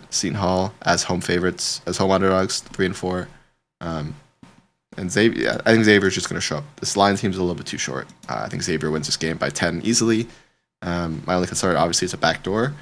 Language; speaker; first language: English; native; English